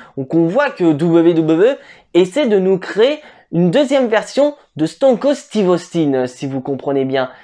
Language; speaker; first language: French; native; French